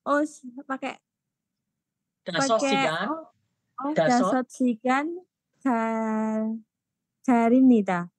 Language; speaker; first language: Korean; non-native, learner; Indonesian